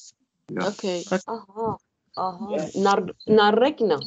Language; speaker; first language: Swedish; non-native, learner; Arabic